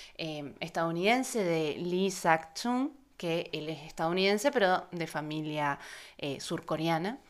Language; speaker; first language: Spanish; native; Spanish